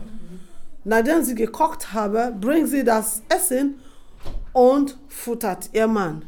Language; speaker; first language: German; non-native, fluent; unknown